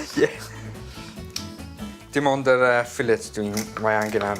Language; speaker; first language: Welsh; non-native, learner; English